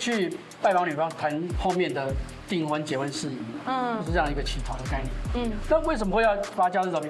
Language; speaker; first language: Chinese; native; Chinese